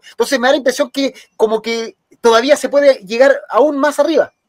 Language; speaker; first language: Spanish; native; Spanish